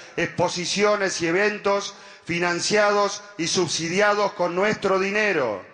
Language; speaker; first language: Spanish; native; Spanish